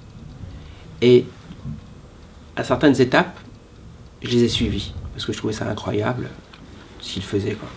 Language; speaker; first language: French; native; French